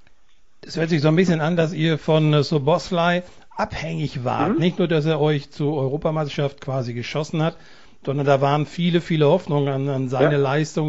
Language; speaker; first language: German; native; German